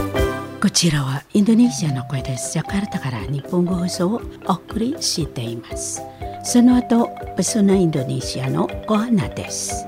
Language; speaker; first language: Japanese; non-native, fluent; Indonesian